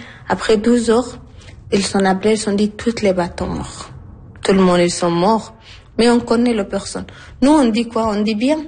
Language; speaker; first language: French; non-native, learner; Arabic